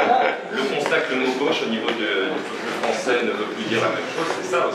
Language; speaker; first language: French; native; French